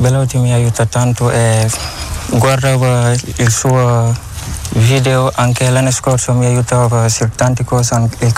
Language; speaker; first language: Italian; non-native, learner; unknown